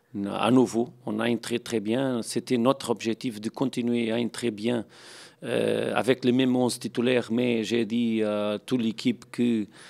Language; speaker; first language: French; non-native, fluent; Portuguese